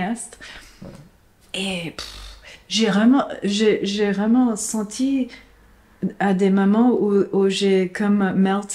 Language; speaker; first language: French; non-native, fluent; English